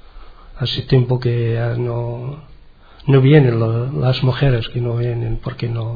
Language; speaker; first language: Spanish; non-native, learner; Arabic